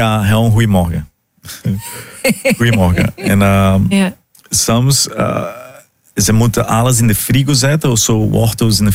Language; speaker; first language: Dutch; non-native, learner; Portuguese